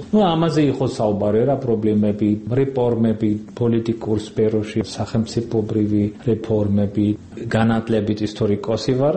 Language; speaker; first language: Georgian; non-native, fluent; German